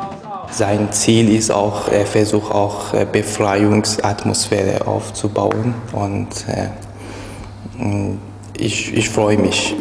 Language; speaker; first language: German; non-native, learner; Persian